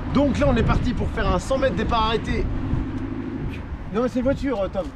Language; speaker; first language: French; native; French